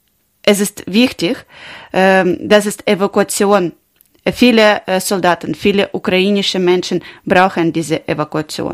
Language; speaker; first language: German; non-native, learner; Ukrainian